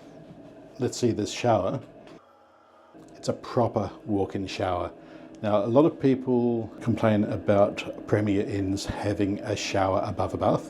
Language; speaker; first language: English; native; English